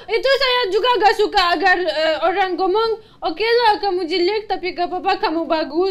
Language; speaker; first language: Indonesian; non-native, learner; Russian